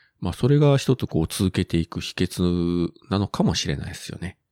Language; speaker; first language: Japanese; native; Japanese